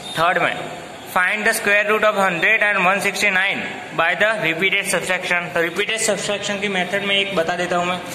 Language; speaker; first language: Hindi; non-native, local second language; Gujarati